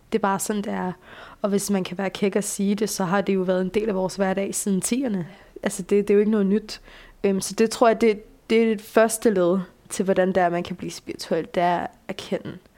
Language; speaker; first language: Danish; early bilingual, other home language; Bulgarian